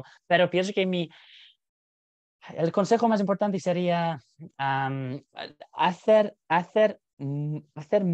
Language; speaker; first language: Spanish; non-native, fluent; English